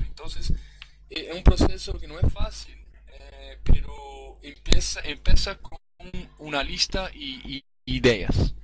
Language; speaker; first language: Spanish; non-native, fluent; Portuguese